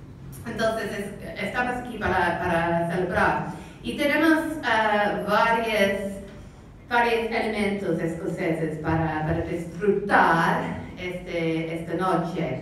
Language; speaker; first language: Spanish; non-native, fluent; English